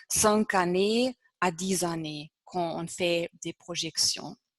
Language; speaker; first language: French; non-native, fluent; German